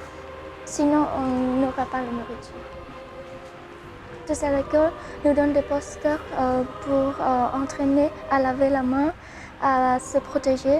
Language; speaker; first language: French; non-native, learner; Khmer